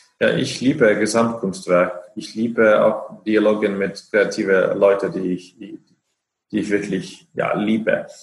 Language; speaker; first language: German; non-native, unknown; Icelandic